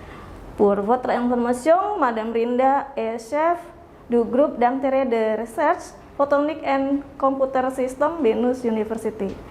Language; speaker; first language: French; non-native, learner; Indonesian